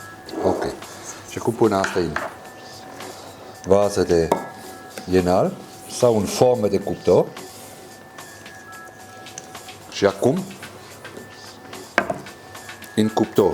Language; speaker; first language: Romanian; non-native, learner; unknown